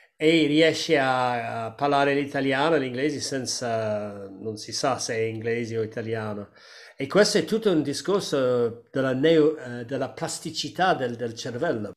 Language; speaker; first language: Italian; non-native, fluent; English